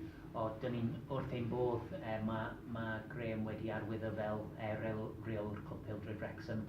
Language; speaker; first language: Welsh; non-native, learner; English